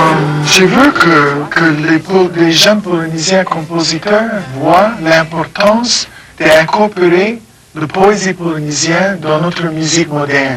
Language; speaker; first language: French; non-native, fluent; English